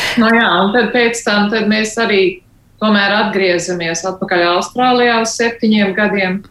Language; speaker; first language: Latvian; early bilingual, heritage; Latvian